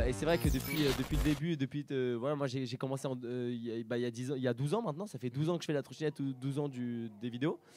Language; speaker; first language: French; native; French